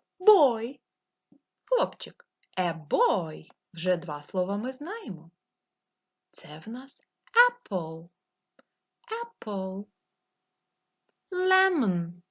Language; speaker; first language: Ukrainian; native; Ukrainian